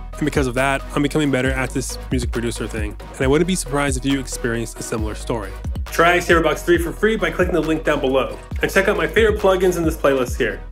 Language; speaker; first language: English; native; English